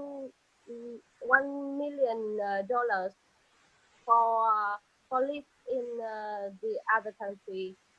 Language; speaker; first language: English; non-native, learner; Vietnamese